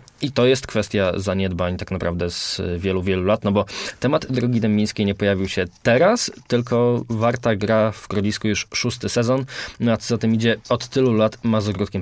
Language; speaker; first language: Polish; native; Polish